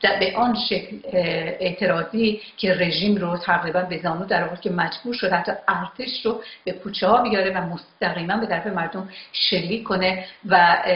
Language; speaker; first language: Persian; non-native, local second language; Azerbaijani